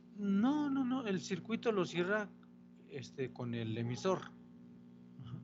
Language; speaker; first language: Spanish; native; Spanish